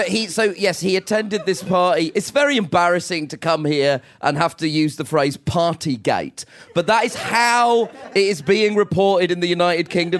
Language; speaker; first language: English; native; English